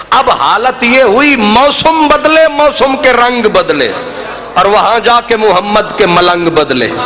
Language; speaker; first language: Urdu; non-native, local second language; Punjabi